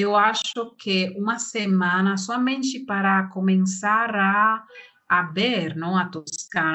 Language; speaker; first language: Portuguese; non-native, learner; Spanish